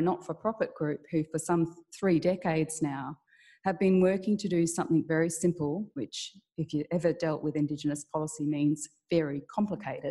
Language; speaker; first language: English; native; English